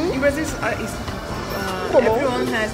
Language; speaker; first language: English; non-native, fluent; Portuguese